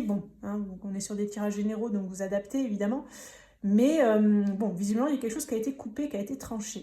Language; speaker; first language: French; native; French